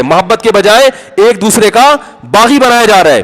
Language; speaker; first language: Urdu; native; Urdu